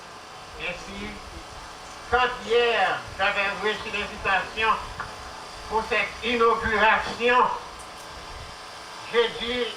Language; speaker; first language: French; non-native, local second language; Haitian Creole